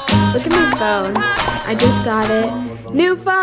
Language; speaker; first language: English; native; English